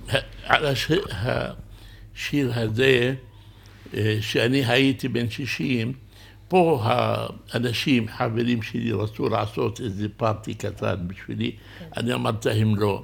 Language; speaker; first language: Hebrew; non-native, local second language; Arabic